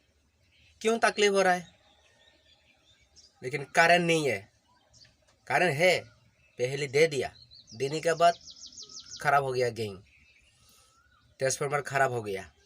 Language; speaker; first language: Hindi; non-native, local second language; Kok Borok